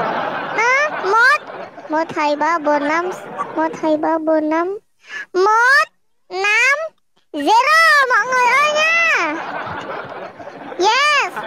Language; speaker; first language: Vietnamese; non-native, learner; Indonesian